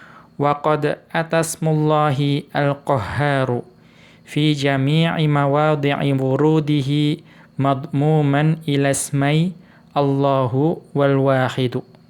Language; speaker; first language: Arabic; non-native, fluent; Indonesian